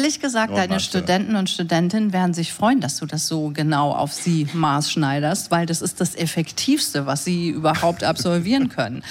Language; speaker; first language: German; native; German